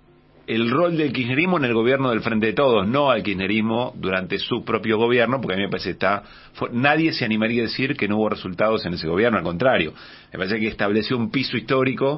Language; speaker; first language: Spanish; native; Spanish